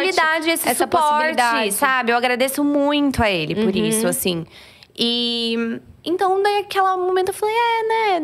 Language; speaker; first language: Portuguese; native; Portuguese